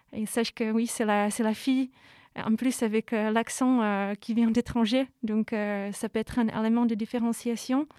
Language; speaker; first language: French; non-native, fluent; Czech